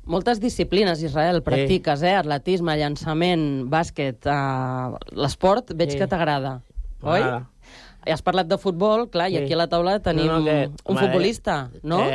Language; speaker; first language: Catalan; native; Catalan